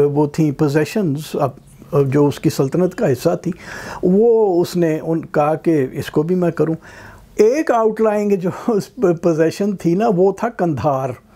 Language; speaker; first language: Urdu; native; Urdu